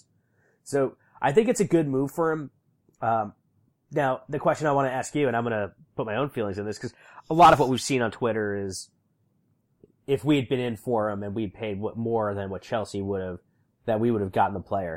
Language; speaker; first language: English; native; English